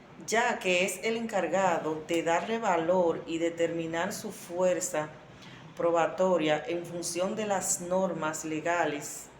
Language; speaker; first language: Spanish; native; Spanish